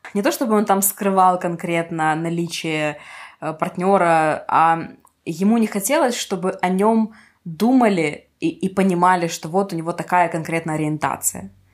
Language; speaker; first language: Russian; non-native, local second language; Ukrainian